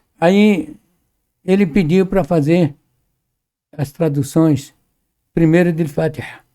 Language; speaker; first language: Portuguese; early bilingual, other home language; Arabic